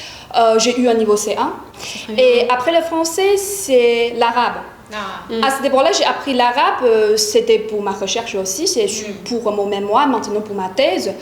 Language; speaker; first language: French; non-native, fluent; Chinese